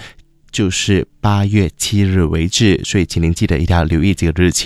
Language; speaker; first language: Chinese; native; Chinese